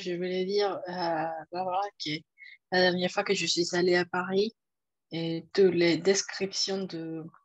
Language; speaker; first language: French; non-native, fluent; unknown